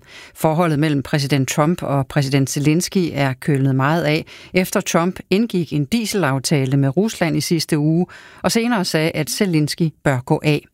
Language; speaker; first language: Danish; native; Danish